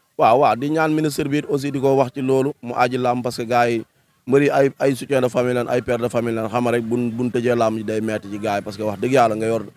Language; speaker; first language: Wolof; native; Wolof